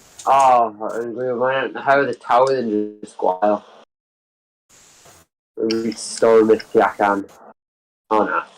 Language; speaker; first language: Welsh; non-native, local second language; English